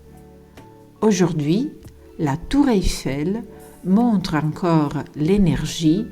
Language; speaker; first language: French; non-native, fluent; Italian